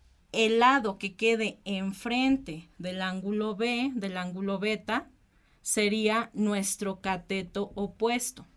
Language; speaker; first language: Spanish; native; Spanish